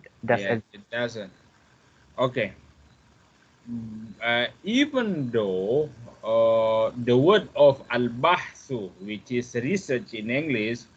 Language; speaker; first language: English; non-native, fluent; Malay